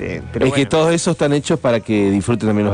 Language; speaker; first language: Spanish; native; Spanish